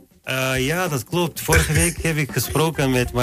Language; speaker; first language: Dutch; non-native, fluent; Bulgarian